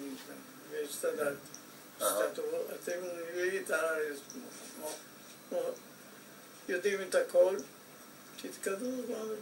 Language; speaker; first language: Hebrew; non-native, fluent; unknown